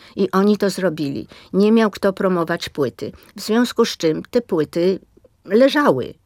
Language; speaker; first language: Polish; native; Polish